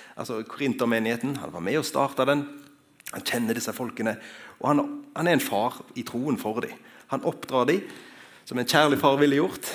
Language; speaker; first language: Norwegian; native; Norwegian